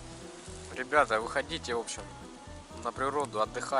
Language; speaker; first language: Russian; native; Russian